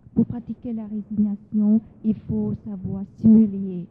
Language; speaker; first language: French; non-native, fluent; Vietnamese